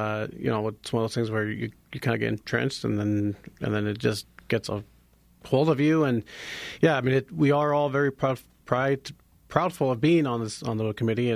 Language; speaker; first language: English; native; English